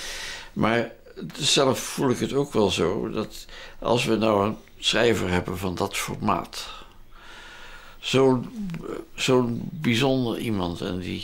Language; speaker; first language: Dutch; native; Dutch